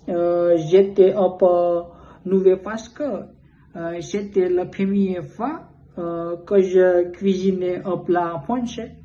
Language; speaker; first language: French; non-native, learner; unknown